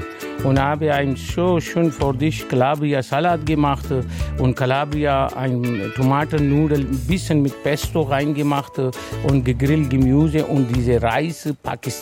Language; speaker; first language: German; non-native, learner; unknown